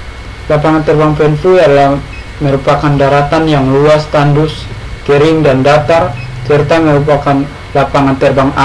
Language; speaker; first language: Indonesian; native; Indonesian